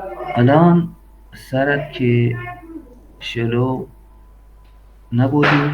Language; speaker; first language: Persian; non-native, learner; Urdu